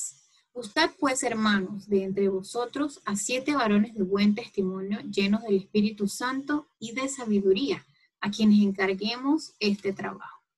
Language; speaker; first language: Spanish; native; Spanish